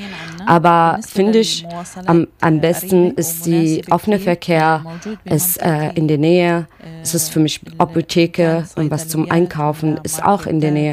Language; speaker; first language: German; non-native, learner; Arabic